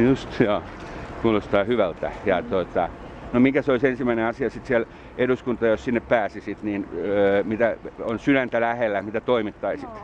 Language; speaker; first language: Finnish; native; Finnish